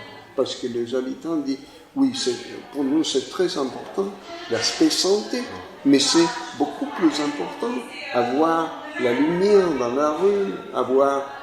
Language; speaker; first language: French; non-native, fluent; Spanish